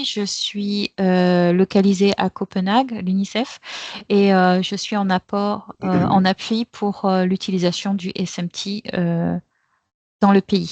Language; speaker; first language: French; native; French